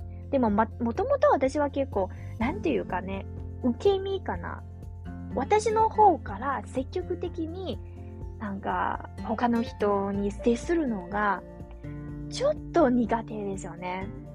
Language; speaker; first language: Japanese; non-native, fluent; Chinese